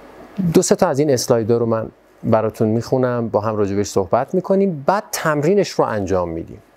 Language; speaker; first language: Persian; native; Persian